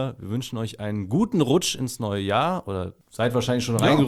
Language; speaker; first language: German; native; German